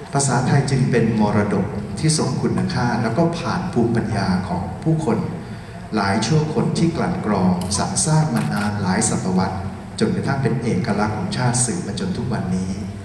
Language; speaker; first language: Thai; native; Thai